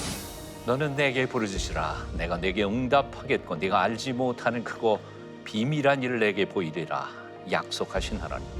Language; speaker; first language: Korean; native; Korean